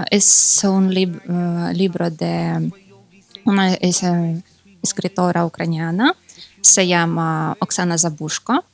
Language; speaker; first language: Spanish; non-native, fluent; Ukrainian